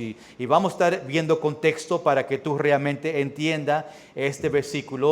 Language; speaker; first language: Spanish; early bilingual, heritage; English